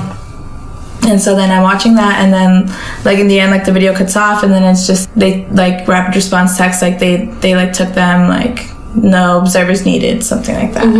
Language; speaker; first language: English; native; English